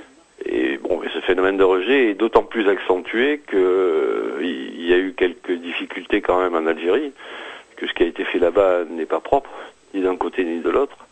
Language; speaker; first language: French; native; French